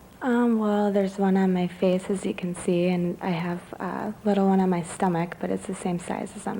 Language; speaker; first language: English; native; English